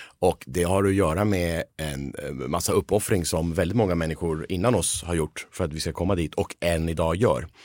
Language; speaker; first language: Swedish; early bilingual, other home language; Persian